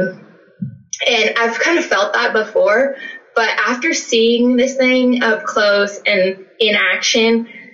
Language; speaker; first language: English; native; English